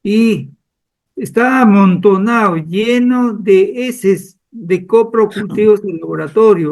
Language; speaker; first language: Spanish; native; Spanish